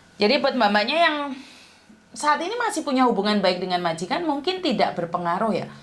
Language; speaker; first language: Indonesian; non-native, local second language; Javanese